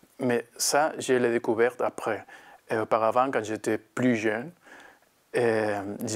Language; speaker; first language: French; non-native, learner; Spanish